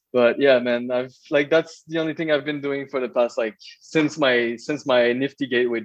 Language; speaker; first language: English; native; English